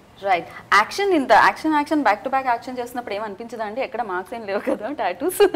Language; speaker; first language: Telugu; native; Telugu